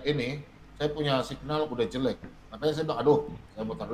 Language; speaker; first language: Indonesian; native; Indonesian